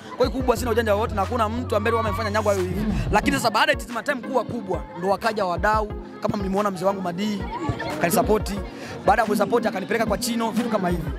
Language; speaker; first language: Swahili; non-native, local second language; Bembe